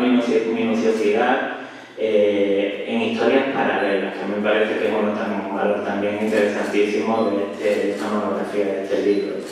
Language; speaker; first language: Spanish; native; Spanish